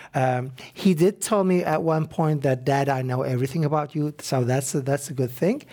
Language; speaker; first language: English; non-native, fluent; Arabic